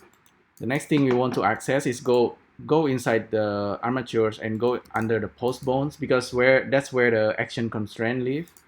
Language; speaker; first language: English; non-native, fluent; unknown